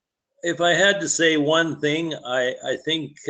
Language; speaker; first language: English; native; English